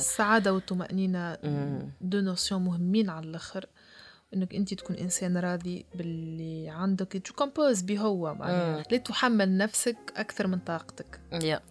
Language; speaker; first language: Arabic; native; Arabic